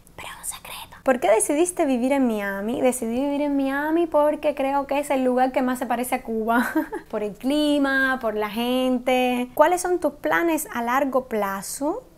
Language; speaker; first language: Spanish; native; Spanish